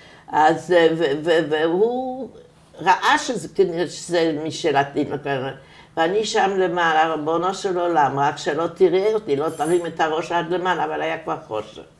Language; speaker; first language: Hebrew; non-native, fluent; German